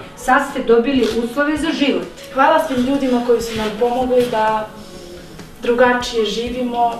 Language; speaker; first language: Serbian; native; Serbian